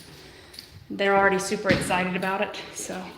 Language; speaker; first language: English; native; English